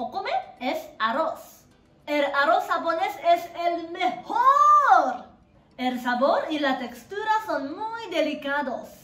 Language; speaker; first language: Spanish; non-native, fluent; Japanese